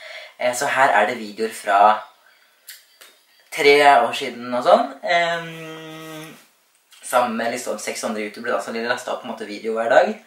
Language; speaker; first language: Norwegian; native; Norwegian